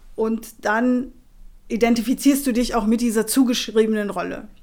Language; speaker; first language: German; non-native, fluent; Spanish